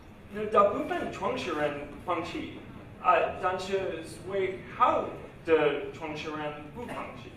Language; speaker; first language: Chinese; non-native, learner; English